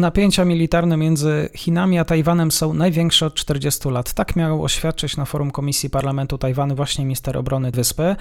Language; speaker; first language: Polish; native; Polish